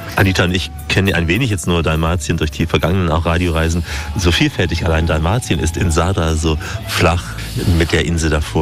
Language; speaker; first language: German; native; German